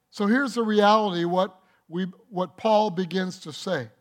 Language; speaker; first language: English; native; English